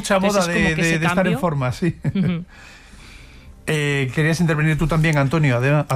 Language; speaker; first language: Spanish; native; Spanish